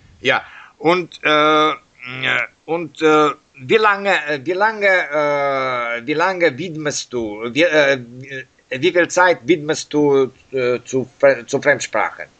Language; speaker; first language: German; non-native, learner; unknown